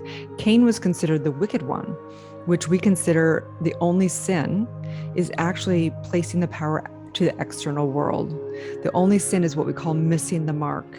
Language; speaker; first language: English; native; English